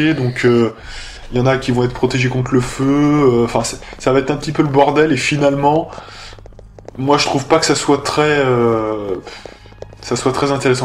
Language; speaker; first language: French; native; French